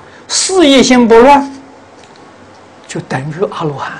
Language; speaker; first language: Chinese; native; Chinese